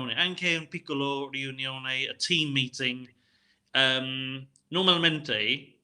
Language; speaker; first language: Italian; non-native, learner; English